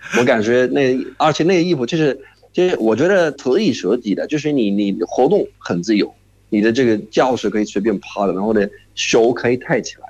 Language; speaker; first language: Chinese; non-native, fluent; Arabic